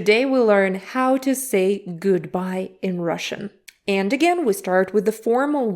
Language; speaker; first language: English; non-native, fluent; Russian